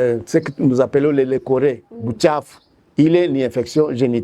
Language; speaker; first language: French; non-native, local second language; Swahili